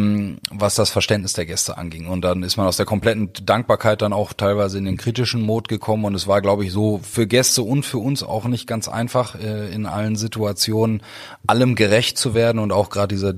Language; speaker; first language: German; native; German